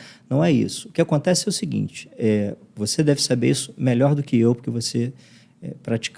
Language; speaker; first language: Portuguese; native; Portuguese